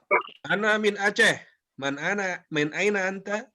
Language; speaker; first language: Arabic; non-native, learner; Indonesian